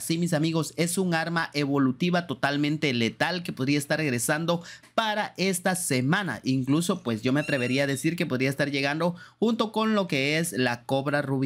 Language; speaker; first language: Spanish; native; Spanish